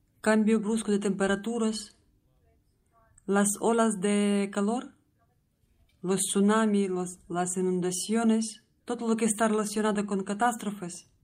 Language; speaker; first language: Spanish; non-native, learner; Russian